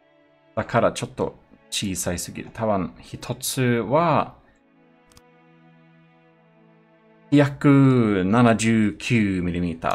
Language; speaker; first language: Japanese; non-native, learner; Swedish